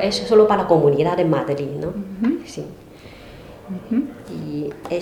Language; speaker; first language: Spanish; non-native, learner; Chinese